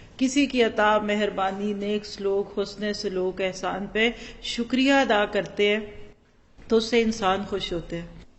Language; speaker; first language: Urdu; non-native, local second language; Punjabi